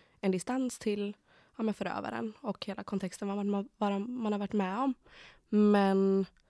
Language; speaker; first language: Swedish; early bilingual, other home language; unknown